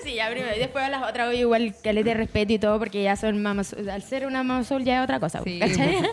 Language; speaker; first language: Spanish; native; Spanish